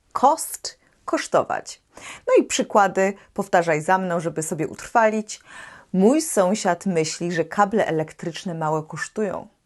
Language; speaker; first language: Polish; native; Polish